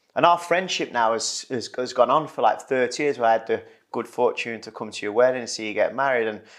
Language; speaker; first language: English; native; English